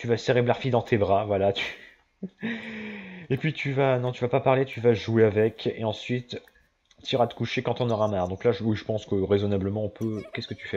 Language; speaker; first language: French; native; French